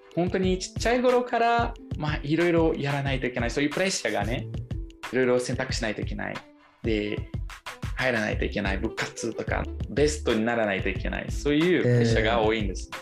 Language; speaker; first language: Japanese; non-native, fluent; Portuguese